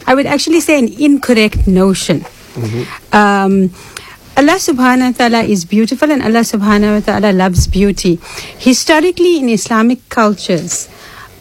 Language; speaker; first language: English; native; English